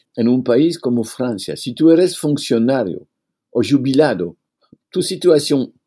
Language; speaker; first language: Spanish; non-native, fluent; French